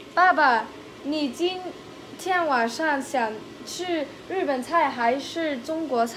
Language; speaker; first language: Chinese; non-native, learner; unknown